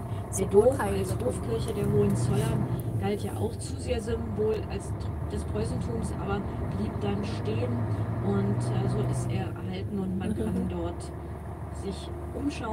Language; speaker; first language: German; native; German